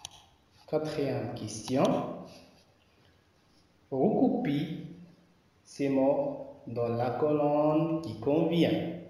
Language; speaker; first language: French; non-native, local second language; Arabic